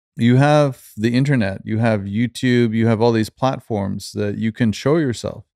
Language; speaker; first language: English; native; English